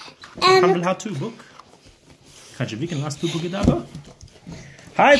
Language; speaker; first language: Norwegian; non-native, learner; English